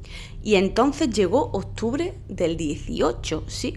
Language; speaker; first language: Spanish; native; Spanish